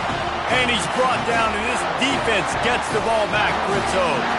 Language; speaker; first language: English; native; English